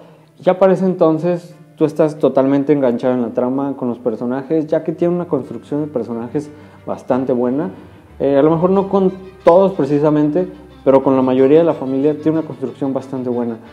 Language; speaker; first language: Spanish; native; Spanish